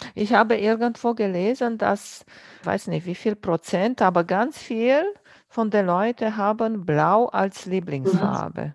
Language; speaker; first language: German; non-native, fluent; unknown